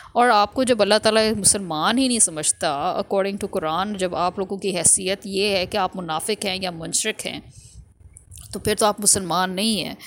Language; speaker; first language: Urdu; native; Urdu